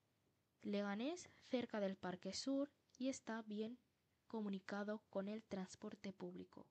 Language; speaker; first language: Spanish; non-native, fluent; Bangla